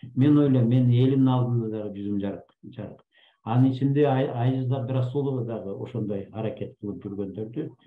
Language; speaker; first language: Kyrgyz; native; Kyrgyz